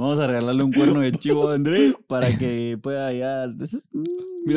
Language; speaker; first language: Spanish; native; Spanish